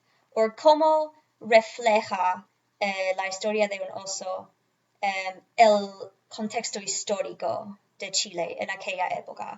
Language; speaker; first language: Spanish; non-native, fluent; English